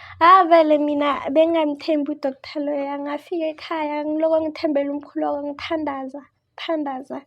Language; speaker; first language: Zulu; native; Zulu